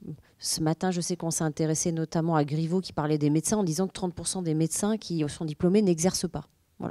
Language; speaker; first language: French; native; French